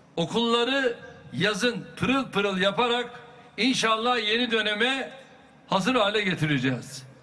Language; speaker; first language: Turkish; native; Turkish